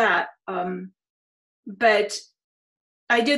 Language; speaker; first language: English; non-native, fluent; Serbian